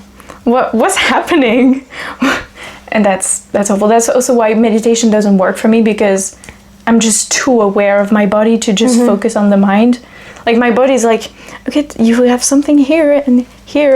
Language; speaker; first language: English; non-native, fluent; French